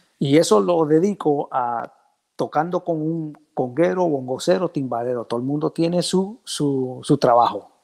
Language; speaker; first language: Spanish; early bilingual, heritage; Spanish